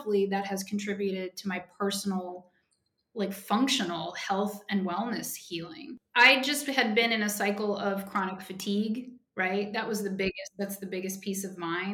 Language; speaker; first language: English; native; English